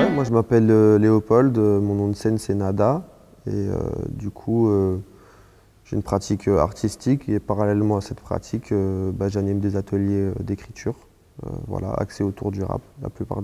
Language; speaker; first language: French; native; French